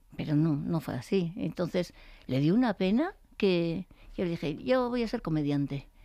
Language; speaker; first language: Spanish; native; Spanish